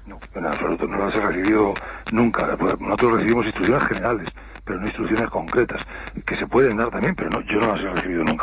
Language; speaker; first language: Spanish; native; Spanish